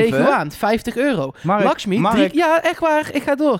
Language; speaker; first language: Dutch; native; Dutch